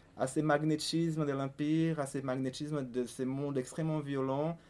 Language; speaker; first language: French; non-native, fluent; Portuguese